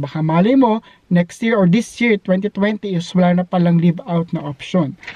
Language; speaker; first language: English; non-native, local second language; Filipino